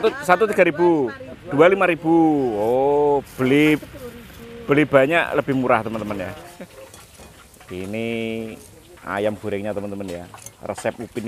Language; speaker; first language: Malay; non-native, local second language; Javanese